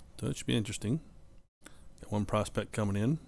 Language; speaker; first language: English; native; English